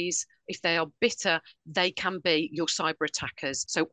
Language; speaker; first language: English; native; English